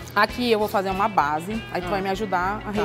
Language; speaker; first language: Portuguese; native; Portuguese